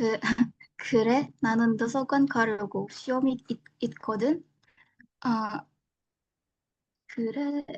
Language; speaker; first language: Korean; non-native, learner; Indonesian